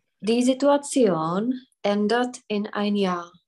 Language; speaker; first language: German; non-native, fluent; Czech